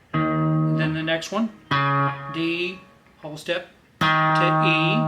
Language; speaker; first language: English; native; English